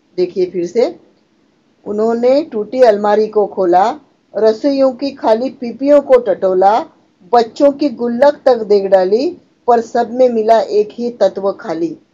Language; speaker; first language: Hindi; non-native, local second language; Marathi